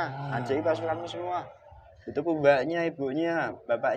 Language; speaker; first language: Indonesian; native; Indonesian